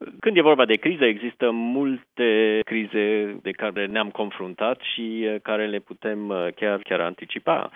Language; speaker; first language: Romanian; early bilingual, heritage; Romanian